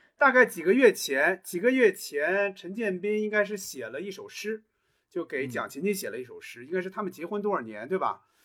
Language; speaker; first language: Chinese; native; Chinese